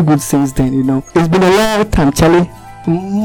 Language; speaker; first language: English; non-native, local second language; Akan